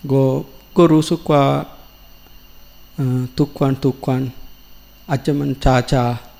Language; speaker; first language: Thai; non-native, learner; Sinhala